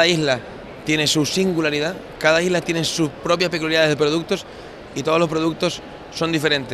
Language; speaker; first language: Spanish; native; Spanish